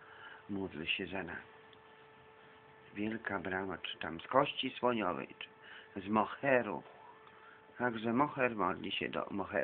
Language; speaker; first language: Polish; native; Polish